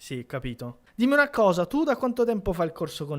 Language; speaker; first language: Italian; non-native, fluent; Portuguese